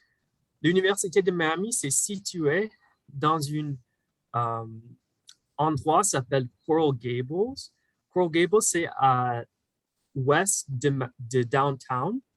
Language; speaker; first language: French; non-native, fluent; English